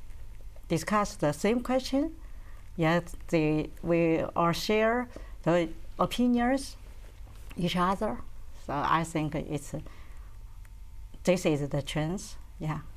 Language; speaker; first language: English; non-native, learner; Chinese